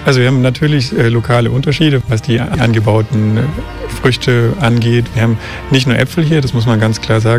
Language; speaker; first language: German; native; German